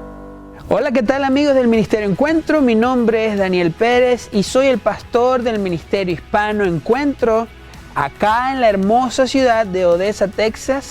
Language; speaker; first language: Spanish; native; Spanish